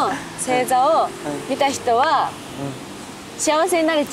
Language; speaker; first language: Japanese; native; Japanese